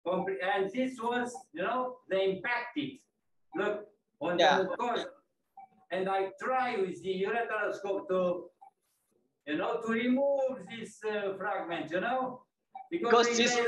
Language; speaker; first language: English; non-native, fluent; Romanian